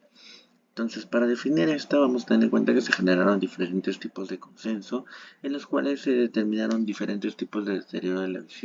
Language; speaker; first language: Spanish; native; Spanish